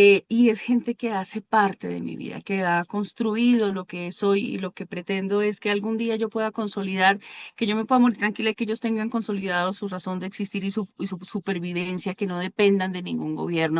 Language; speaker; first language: Spanish; native; Spanish